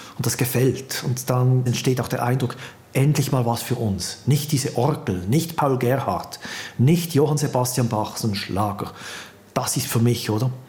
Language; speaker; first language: German; native; German